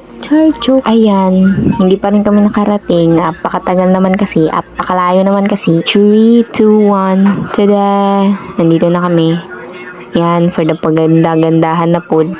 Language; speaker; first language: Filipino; non-native, local second language; Hiligaynon